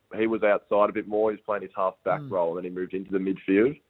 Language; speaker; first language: English; native; English